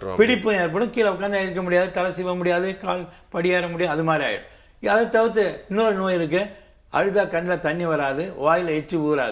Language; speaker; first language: Tamil; native; Tamil